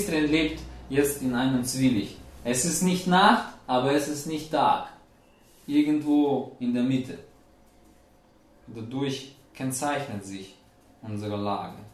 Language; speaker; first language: German; non-native, fluent; Russian